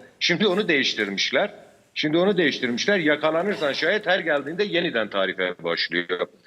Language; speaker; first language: Turkish; native; Turkish